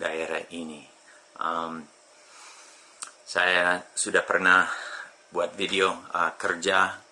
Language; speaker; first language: Indonesian; non-native, fluent; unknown